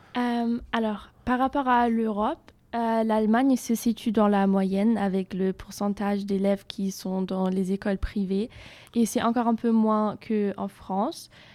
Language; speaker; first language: French; non-native, fluent; German